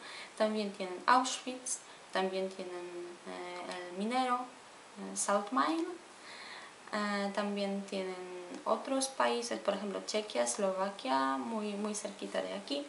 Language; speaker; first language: Spanish; non-native, fluent; Polish